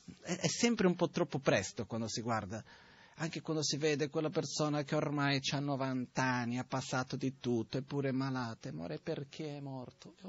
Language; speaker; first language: Italian; non-native, fluent; Portuguese